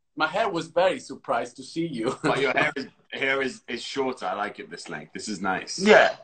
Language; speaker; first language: English; non-native, fluent; Italian